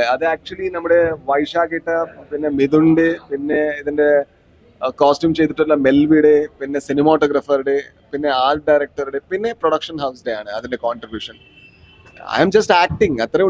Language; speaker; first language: Malayalam; non-native, learner; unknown